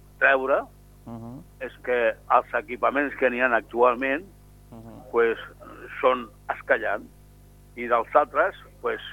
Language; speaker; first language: Catalan; non-native, local second language; Spanish